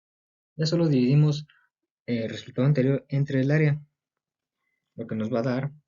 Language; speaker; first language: Spanish; native; Spanish